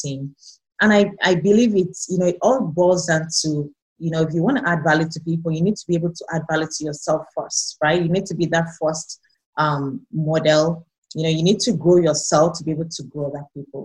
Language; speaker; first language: English; non-native, local second language; Yoruba